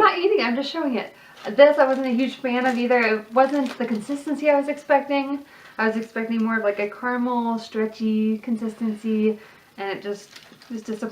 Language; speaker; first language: English; native; English